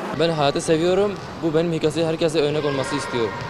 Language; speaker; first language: Turkish; non-native, local second language; Kurdish